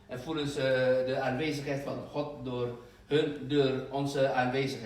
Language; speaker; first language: Dutch; non-native, fluent; Indonesian